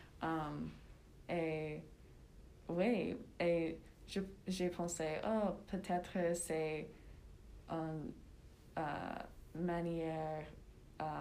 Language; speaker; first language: French; non-native, learner; English